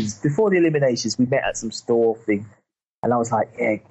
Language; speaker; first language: English; native; English